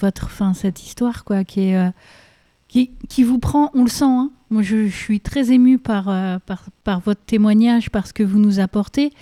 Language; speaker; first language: French; native; French